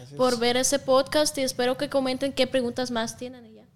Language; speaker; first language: Spanish; non-native, fluent; Russian